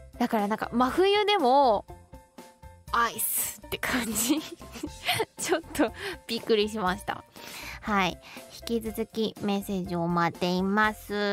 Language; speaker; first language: Japanese; non-native, fluent; Chinese